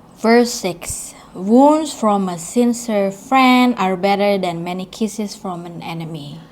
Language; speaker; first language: English; non-native, learner; Indonesian